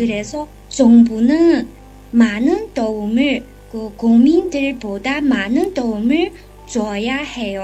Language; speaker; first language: Korean; non-native, learner; Chinese